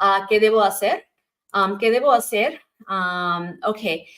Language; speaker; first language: Spanish; non-native, learner; English